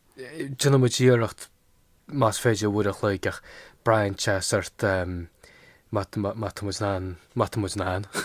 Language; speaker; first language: Irish; non-native, local second language; English